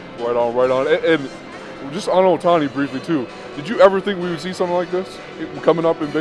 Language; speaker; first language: English; native; English